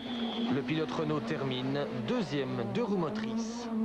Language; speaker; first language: French; native; French